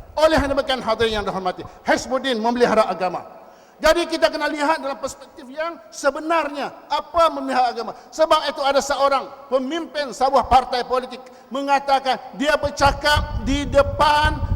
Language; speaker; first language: Malay; native; Malay